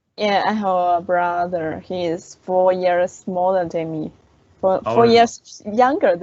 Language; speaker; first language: English; non-native, learner; Chinese